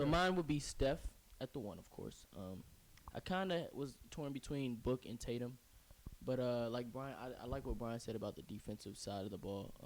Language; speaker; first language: English; native; English